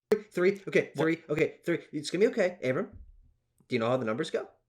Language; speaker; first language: English; native; English